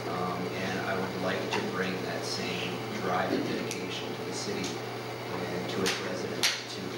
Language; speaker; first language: English; native; English